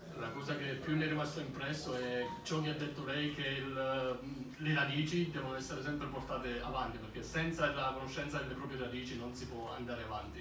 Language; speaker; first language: Italian; early bilingual, heritage; German